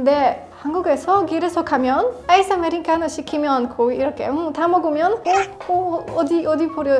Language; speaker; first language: Korean; non-native, learner; Polish